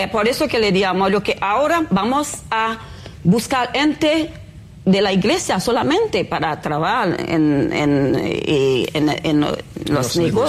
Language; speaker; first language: Spanish; non-native, fluent; Haitian Creole